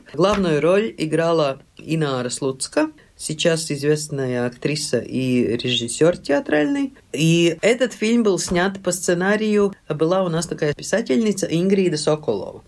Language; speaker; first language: Russian; non-native, local second language; Latvian